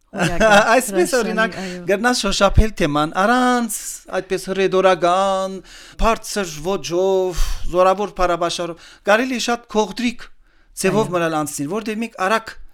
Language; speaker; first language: Armenian; early bilingual, heritage; Armenian